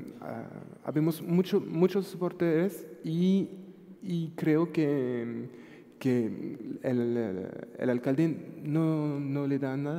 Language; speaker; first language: Spanish; non-native, fluent; French